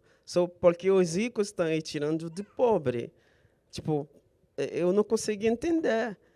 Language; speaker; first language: Portuguese; non-native, fluent; Haitian Creole